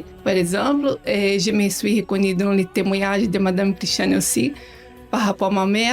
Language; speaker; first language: French; non-native, learner; Portuguese